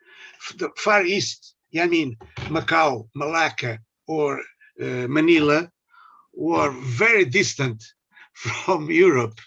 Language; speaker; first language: English; non-native, learner; Portuguese